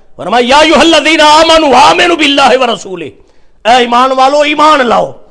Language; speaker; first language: Urdu; non-native, local second language; Punjabi